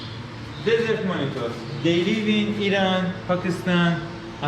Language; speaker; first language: English; non-native, learner; Persian